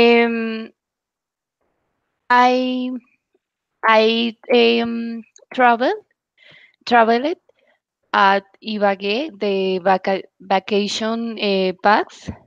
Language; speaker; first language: English; non-native, learner; Spanish